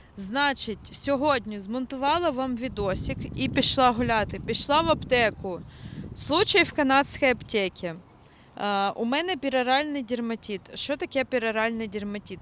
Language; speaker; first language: Ukrainian; non-native, local second language; Russian